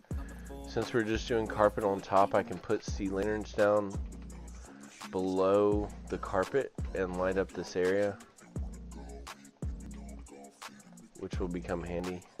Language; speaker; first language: English; native; English